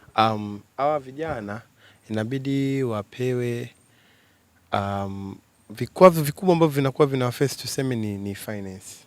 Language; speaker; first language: Swahili; native; Swahili